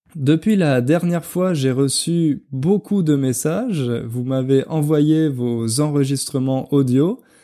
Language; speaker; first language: French; native; French